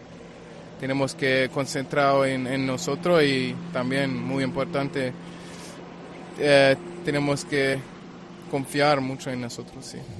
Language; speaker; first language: Spanish; non-native, fluent; German